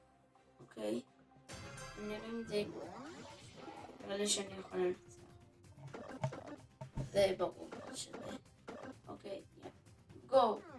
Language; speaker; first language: Hebrew; native; Hebrew